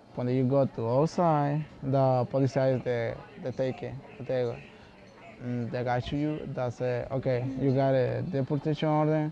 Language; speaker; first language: English; non-native, learner; Spanish